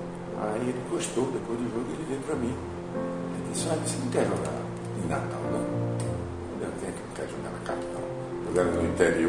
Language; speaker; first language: Portuguese; native; Portuguese